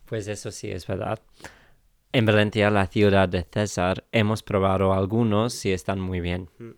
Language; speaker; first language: Spanish; non-native, fluent; English